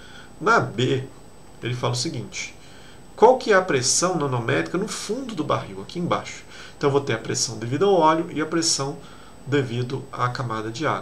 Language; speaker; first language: Portuguese; native; Portuguese